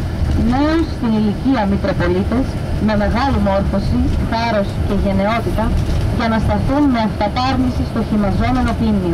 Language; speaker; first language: Greek; native; Greek